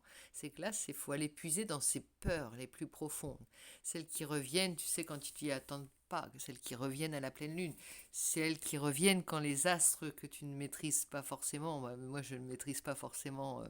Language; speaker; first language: French; native; French